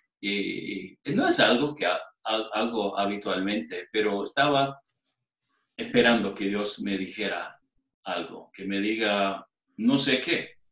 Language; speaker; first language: Spanish; non-native, fluent; English